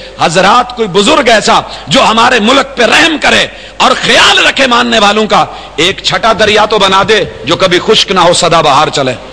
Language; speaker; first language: Urdu; non-native, local second language; Punjabi